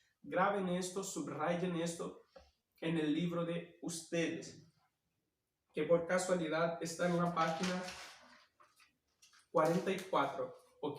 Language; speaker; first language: Spanish; non-native, fluent; Portuguese